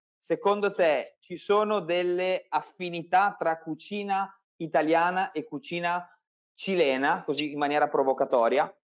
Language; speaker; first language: Italian; native; Italian